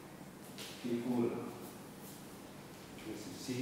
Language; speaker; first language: French; non-native, learner; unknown